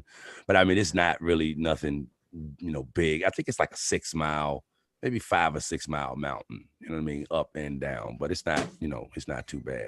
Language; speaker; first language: English; native; English